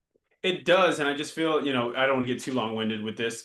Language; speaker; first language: English; native; English